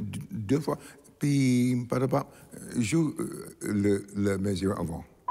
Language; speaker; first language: French; non-native, learner; English